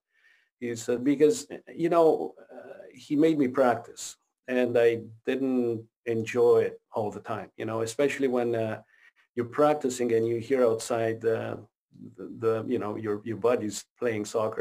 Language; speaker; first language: English; non-native, fluent; Romanian